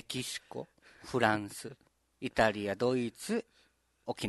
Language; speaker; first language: Japanese; native; Japanese